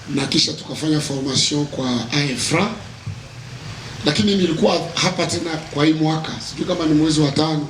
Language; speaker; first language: Swahili; non-native, local second language; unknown